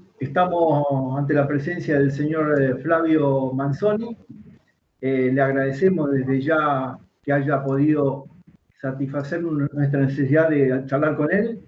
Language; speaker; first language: Spanish; native; Spanish